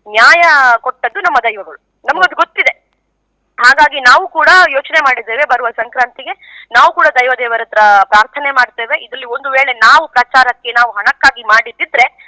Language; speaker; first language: Kannada; non-native, local second language; Tulu